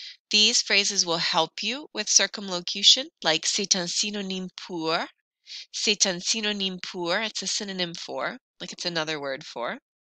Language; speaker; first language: English; native; English